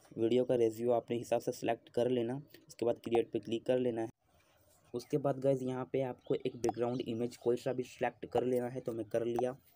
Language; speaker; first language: Hindi; native; Hindi